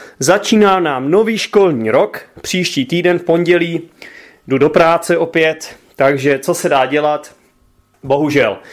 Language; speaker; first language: Czech; native; Czech